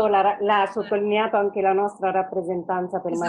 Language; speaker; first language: Italian; native; Italian